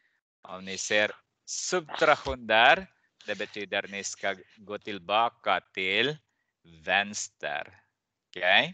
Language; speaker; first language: Swedish; non-native, fluent; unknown